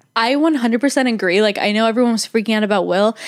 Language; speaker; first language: English; native; English